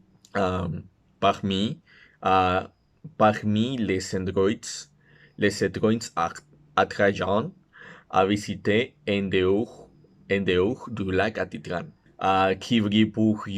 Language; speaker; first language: French; non-native, learner; Spanish